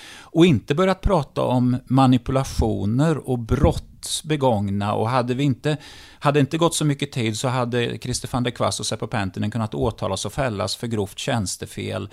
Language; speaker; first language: Swedish; native; Swedish